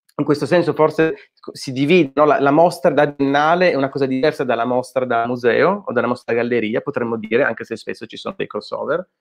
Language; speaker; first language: Italian; native; Italian